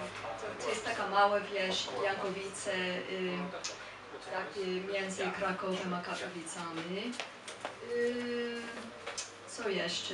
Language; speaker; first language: Polish; non-native, fluent; English